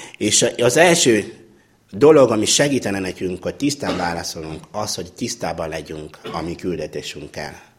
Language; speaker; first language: Hungarian; non-native, fluent; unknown